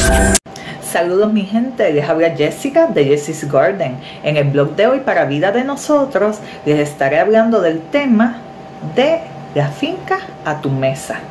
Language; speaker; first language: Spanish; native; Spanish